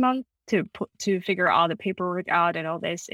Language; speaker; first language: English; non-native, fluent; Russian